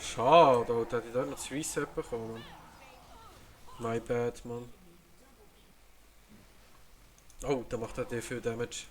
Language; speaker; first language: German; native; German